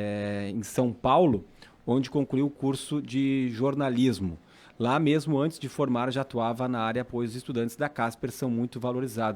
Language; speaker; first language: Portuguese; native; Portuguese